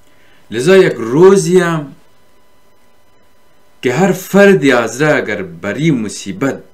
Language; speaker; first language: Persian; native; Persian